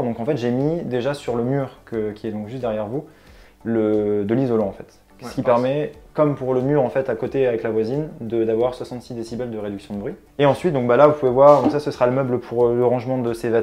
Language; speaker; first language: French; native; French